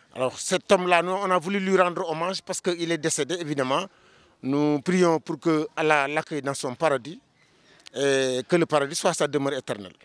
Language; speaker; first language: French; non-native, local second language; Wolof